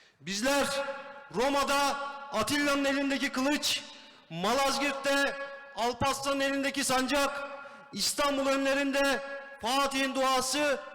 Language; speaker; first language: Turkish; native; Turkish